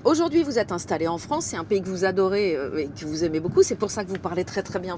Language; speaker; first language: French; native; French